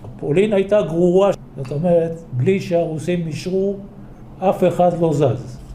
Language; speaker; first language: Hebrew; early bilingual, other home language; Polish